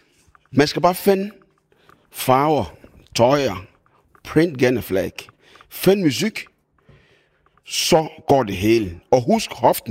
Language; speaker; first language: Danish; non-native, fluent; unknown